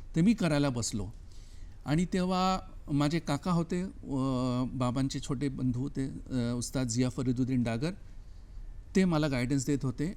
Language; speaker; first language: Marathi; native; Marathi